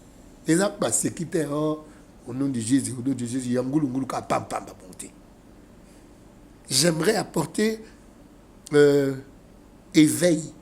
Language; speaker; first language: French; non-native, local second language; Lingala